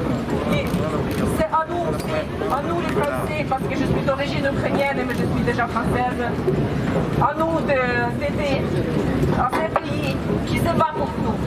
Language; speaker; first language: French; non-native, fluent; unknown